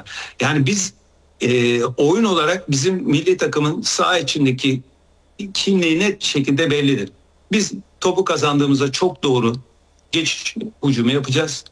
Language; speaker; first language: Turkish; native; Turkish